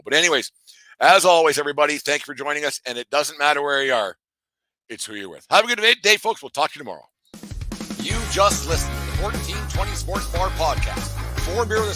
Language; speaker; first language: English; native; English